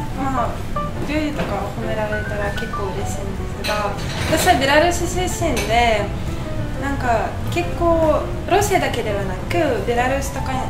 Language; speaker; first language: Japanese; non-native, fluent; Russian